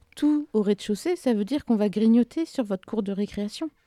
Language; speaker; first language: French; native; French